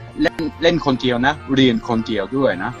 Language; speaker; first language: Thai; non-native, fluent; English